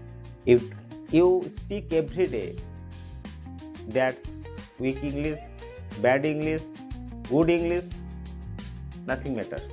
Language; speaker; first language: English; non-native, learner; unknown